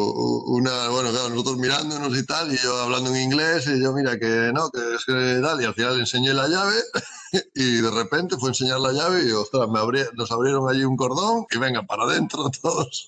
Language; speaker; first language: Spanish; native; Spanish